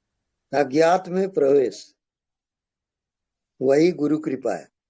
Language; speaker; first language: Hindi; native; Hindi